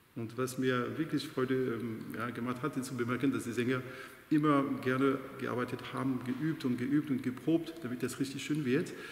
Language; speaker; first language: German; non-native, fluent; French